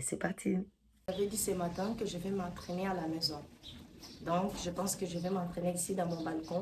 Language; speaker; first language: French; non-native, fluent; Portuguese